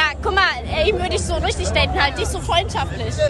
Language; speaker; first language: German; native; German